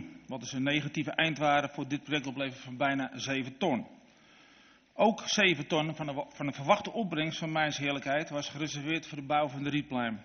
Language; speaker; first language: Dutch; native; Dutch